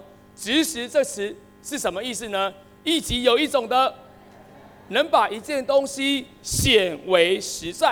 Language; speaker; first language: Chinese; native; Chinese